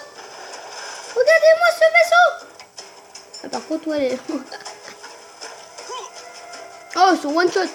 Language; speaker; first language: French; native; French